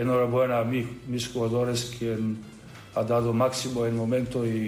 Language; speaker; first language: Spanish; non-native, learner; Serbian